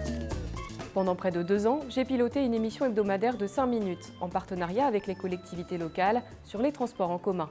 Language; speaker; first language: French; native; French